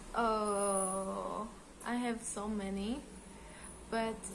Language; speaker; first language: English; non-native, learner; Hebrew